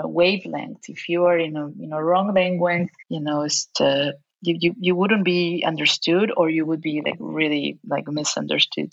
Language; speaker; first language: English; non-native, fluent; Spanish